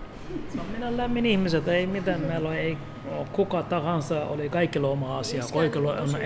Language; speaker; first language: Finnish; non-native, learner; Turkish